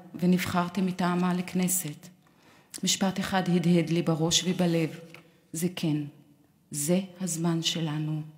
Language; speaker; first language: Hebrew; non-native, local second language; Arabic